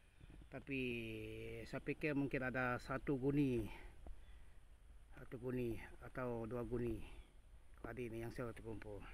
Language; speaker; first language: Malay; non-native, local second language; Iban